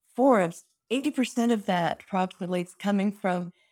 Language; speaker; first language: English; native; English